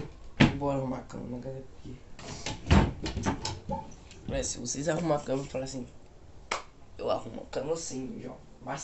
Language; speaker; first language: Portuguese; native; Portuguese